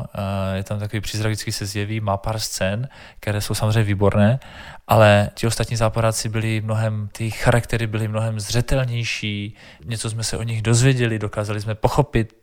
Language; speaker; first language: Czech; native; Czech